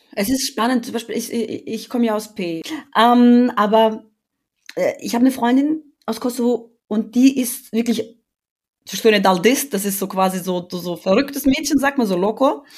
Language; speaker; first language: German; early bilingual, other home language; Albanian